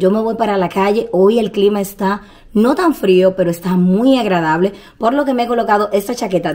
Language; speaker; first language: Spanish; native; Spanish